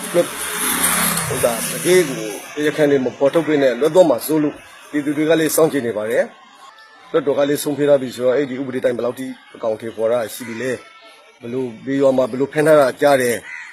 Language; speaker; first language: Burmese; native; Burmese